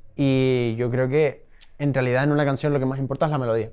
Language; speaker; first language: Spanish; native; Spanish